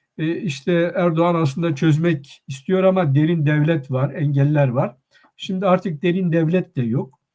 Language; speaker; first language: Turkish; non-native, local second language; Kurdish